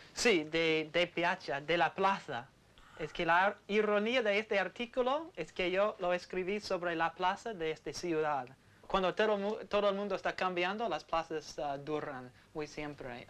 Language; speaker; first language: Spanish; non-native, learner; English